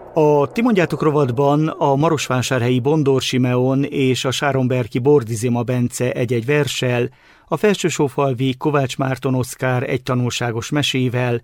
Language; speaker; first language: Hungarian; native; Hungarian